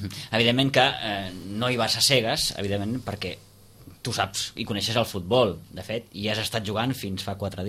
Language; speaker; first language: Catalan; native; Catalan